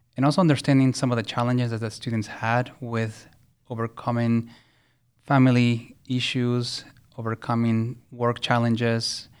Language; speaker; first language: English; early bilingual, other home language; Spanish